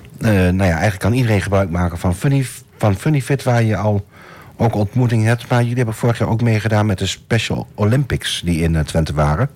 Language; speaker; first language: Dutch; native; Dutch